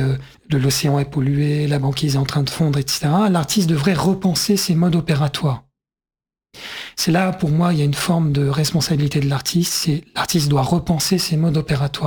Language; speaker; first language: French; native; French